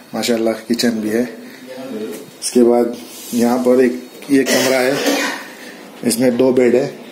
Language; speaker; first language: Hindi; native; Hindi